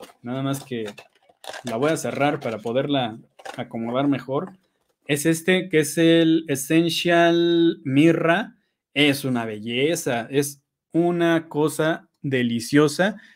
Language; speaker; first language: Spanish; native; Spanish